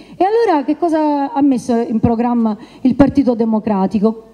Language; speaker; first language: Italian; native; Italian